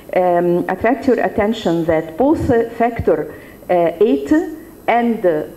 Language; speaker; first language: English; non-native, fluent; Arabic